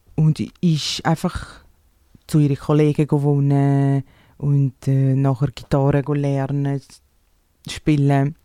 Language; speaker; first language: German; non-native, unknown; Portuguese